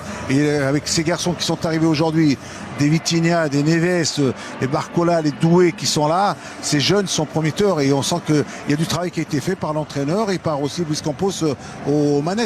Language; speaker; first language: French; native; French